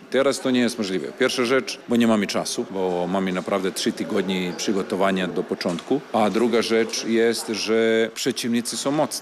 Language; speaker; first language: Polish; non-native, fluent; Serbian